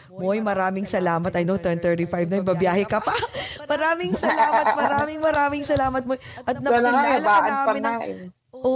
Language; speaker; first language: Filipino; native; Filipino